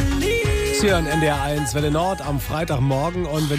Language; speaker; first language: German; native; German